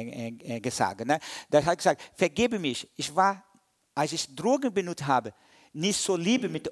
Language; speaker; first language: German; non-native, fluent; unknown